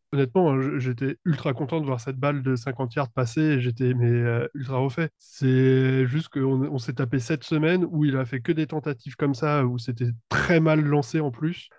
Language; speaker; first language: French; native; French